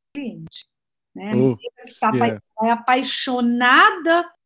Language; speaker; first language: Portuguese; native; Portuguese